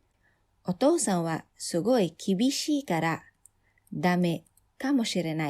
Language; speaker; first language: Japanese; non-native, fluent; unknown